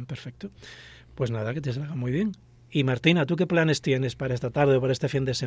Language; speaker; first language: Spanish; native; Spanish